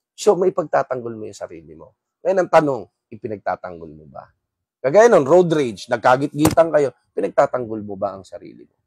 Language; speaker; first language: Filipino; non-native, local second language; Waray